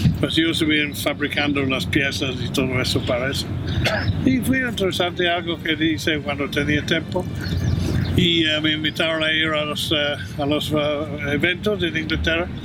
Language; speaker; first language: Spanish; non-native, fluent; English